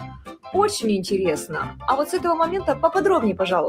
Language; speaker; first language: Russian; native; Russian